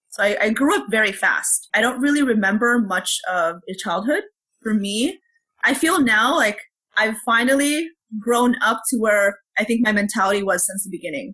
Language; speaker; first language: English; early bilingual, other home language; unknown